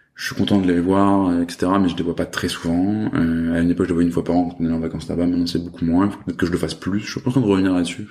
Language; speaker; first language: French; native; French